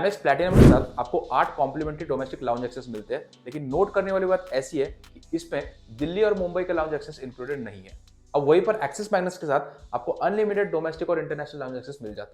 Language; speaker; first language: Hindi; native; Hindi